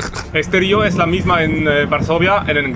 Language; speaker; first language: Spanish; non-native, learner; Polish